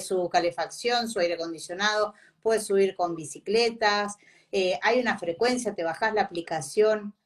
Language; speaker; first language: Spanish; native; Spanish